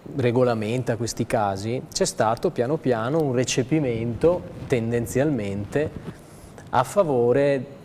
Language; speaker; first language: Italian; native; Italian